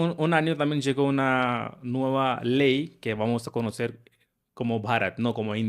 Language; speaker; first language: Spanish; non-native, fluent; Hindi